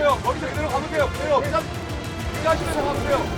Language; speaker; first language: Korean; native; Korean